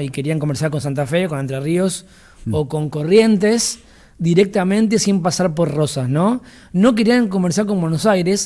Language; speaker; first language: Spanish; native; Spanish